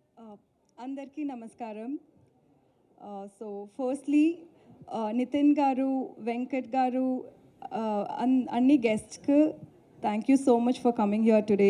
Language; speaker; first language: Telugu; non-native, learner; Tamil